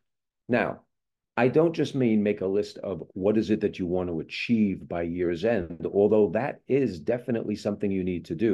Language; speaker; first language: English; native; English